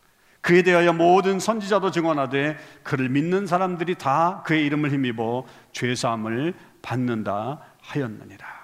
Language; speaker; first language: Korean; native; Korean